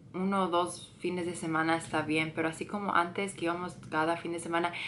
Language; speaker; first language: Spanish; early bilingual, heritage; Spanish